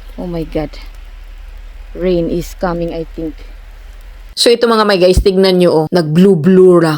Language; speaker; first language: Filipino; non-native, local second language; Cebuano